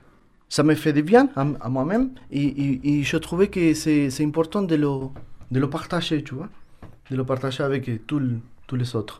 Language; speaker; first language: French; non-native, learner; Spanish